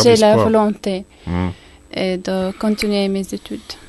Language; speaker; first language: French; non-native, learner; Arabic